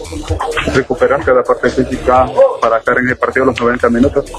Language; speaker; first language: Spanish; native; Spanish